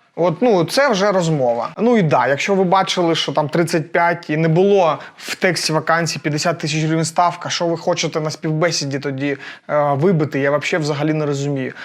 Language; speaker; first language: Ukrainian; non-native, local second language; Russian